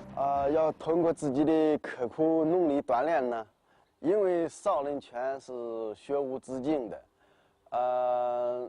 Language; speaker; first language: Chinese; native; Chinese